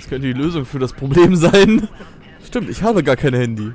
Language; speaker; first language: German; native; German